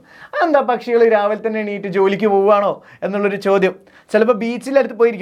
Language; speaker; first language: Malayalam; native; Malayalam